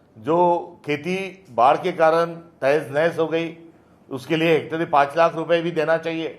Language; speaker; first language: Hindi; non-native, local second language; Marathi